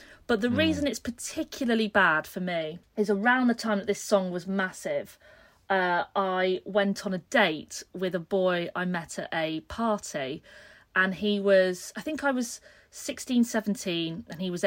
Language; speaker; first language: English; native; English